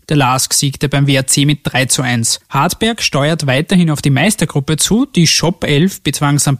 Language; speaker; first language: German; native; German